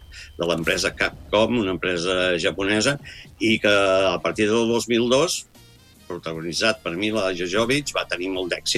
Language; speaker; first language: Catalan; native; Catalan